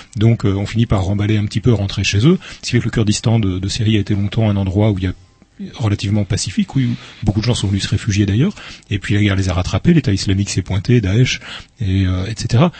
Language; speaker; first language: French; native; French